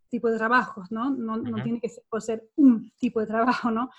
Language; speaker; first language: Spanish; non-native, fluent; Swedish